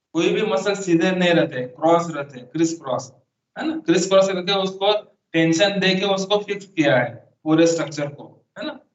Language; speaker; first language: Hindi; non-native, local second language; Marathi